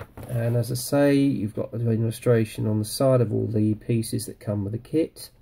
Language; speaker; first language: English; native; English